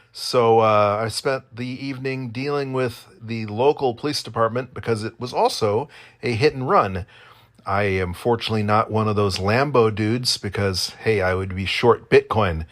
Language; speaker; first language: English; native; English